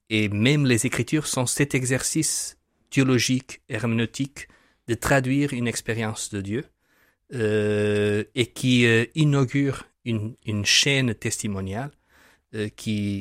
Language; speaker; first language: French; non-native, fluent; Portuguese